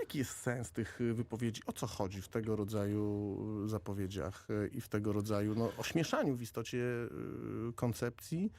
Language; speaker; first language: Polish; native; Polish